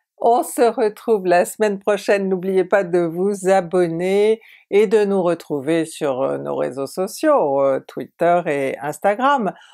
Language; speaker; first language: French; native; French